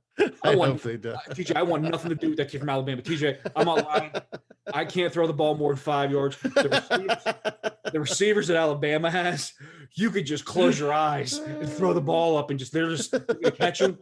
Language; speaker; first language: English; native; English